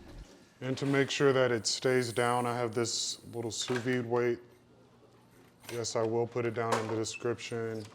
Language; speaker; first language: English; native; English